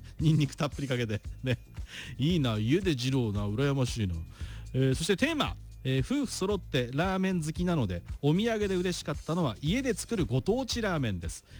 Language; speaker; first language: Japanese; native; Japanese